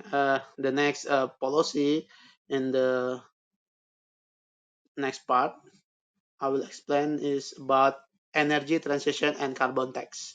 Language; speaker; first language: English; non-native, learner; Indonesian